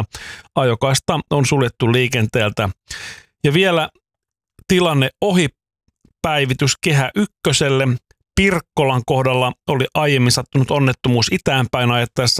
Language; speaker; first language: Finnish; native; Finnish